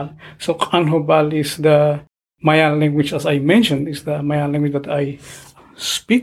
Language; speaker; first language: English; non-native, fluent; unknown